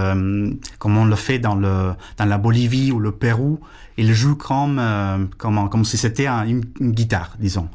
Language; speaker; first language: French; non-native, fluent; Spanish